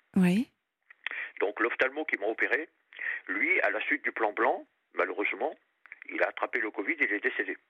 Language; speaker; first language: French; native; French